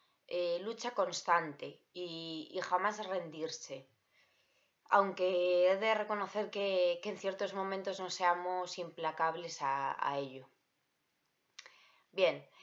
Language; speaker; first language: Spanish; native; Spanish